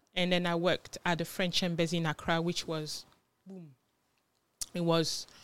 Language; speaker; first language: English; non-native, fluent; French